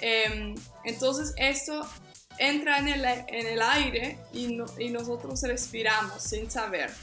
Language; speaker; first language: Spanish; non-native, fluent; Dutch